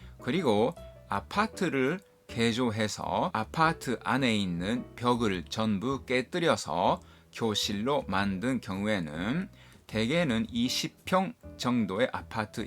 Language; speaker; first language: Korean; non-native, fluent; Japanese